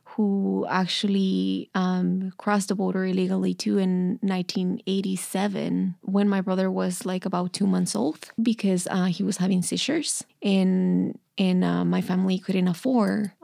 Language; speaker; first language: English; non-native, fluent; Spanish